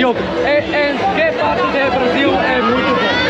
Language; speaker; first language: Portuguese; non-native, learner; Swiss German